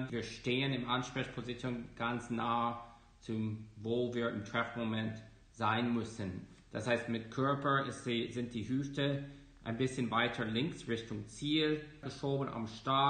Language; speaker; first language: German; non-native, fluent; English